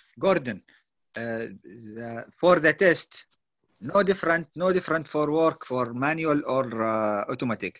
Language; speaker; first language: English; non-native, learner; Arabic